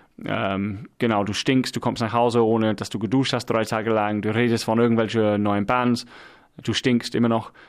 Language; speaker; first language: German; non-native, fluent; English